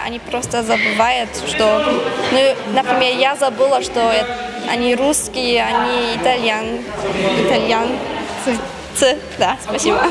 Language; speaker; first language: Russian; non-native, fluent; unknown